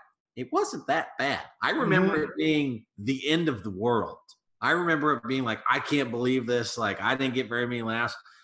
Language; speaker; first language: English; native; English